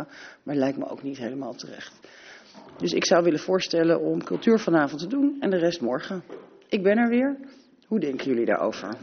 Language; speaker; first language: Dutch; native; Dutch